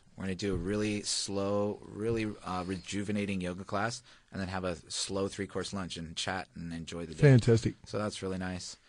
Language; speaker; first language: English; native; English